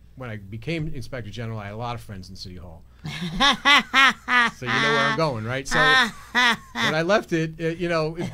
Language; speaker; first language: English; native; English